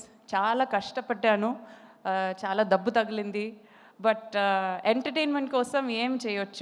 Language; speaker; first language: Telugu; non-native, fluent; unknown